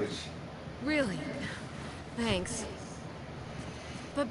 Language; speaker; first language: English; native; English